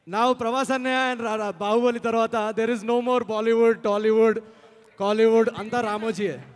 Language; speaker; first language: Hindi; non-native, local second language; Telugu